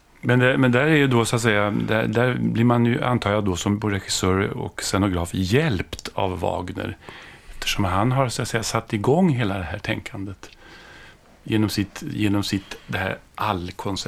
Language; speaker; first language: Swedish; native; Swedish